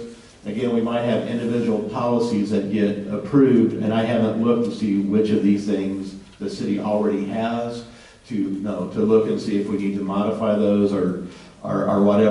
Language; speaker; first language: English; native; English